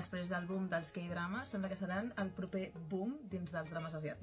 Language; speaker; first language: Catalan; native; Catalan